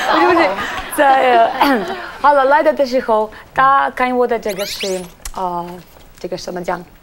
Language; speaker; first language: Chinese; non-native, learner; Russian